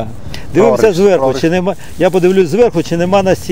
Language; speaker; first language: Ukrainian; native; Ukrainian